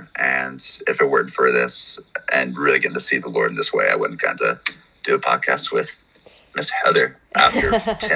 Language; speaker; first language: English; native; English